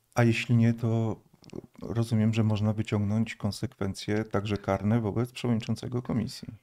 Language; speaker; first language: Polish; native; Polish